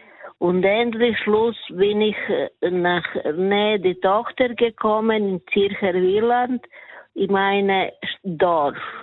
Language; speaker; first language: German; non-native, learner; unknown